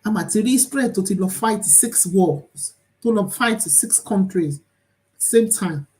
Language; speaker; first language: English; non-native, local second language; Yoruba